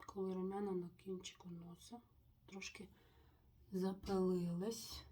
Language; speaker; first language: Ukrainian; non-native, local second language; Russian